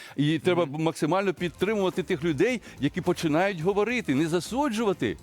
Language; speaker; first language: Ukrainian; native; Ukrainian